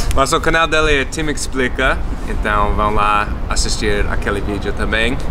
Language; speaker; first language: Portuguese; non-native, fluent; English